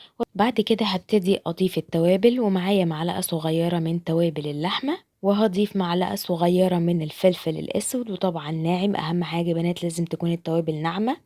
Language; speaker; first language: Arabic; native; Arabic